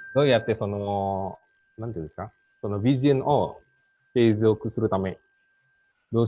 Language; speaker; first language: Japanese; non-native, fluent; Indonesian